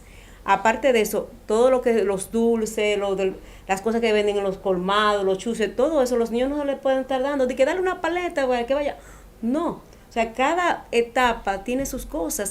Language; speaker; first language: Spanish; native; Spanish